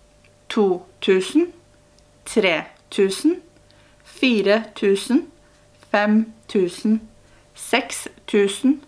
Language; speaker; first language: Norwegian; early bilingual, heritage; Norwegian